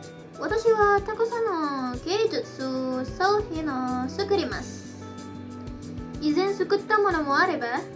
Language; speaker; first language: Japanese; non-native, learner; Indonesian